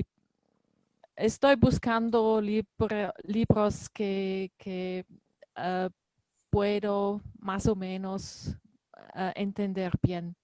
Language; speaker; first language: Spanish; non-native, learner; German